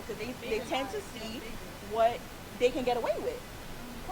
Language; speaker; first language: English; native; English